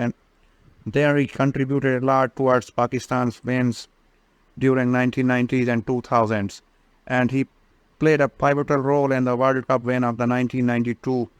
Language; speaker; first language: English; non-native, local second language; Urdu